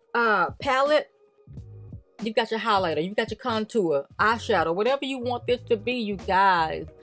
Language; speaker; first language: English; native; English